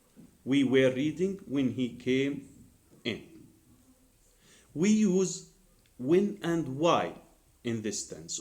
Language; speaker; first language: English; non-native, fluent; Arabic